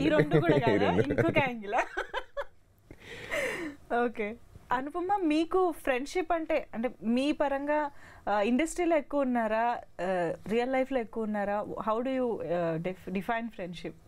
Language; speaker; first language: Telugu; native; Telugu